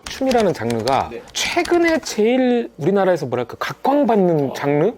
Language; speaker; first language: Korean; native; Korean